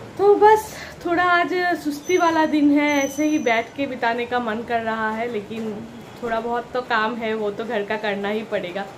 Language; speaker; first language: Hindi; non-native, local second language; Bangla